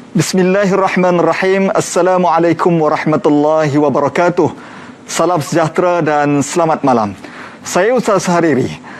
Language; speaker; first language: Malay; native; Malay